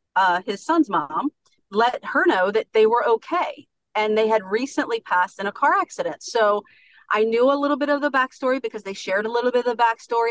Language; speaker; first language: English; native; English